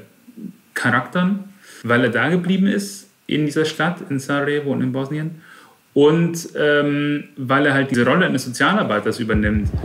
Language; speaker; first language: German; native; German